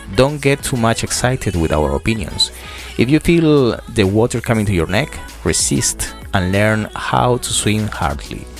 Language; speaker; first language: English; non-native, learner; Spanish